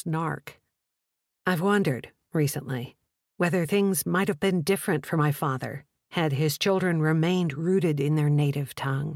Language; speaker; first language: English; early bilingual, other home language; Czech